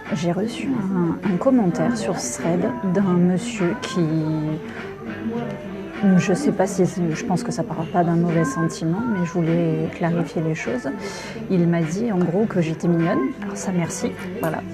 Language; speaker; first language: French; native; French